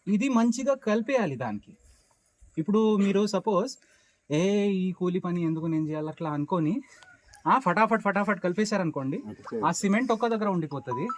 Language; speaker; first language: Telugu; non-native, local second language; Marathi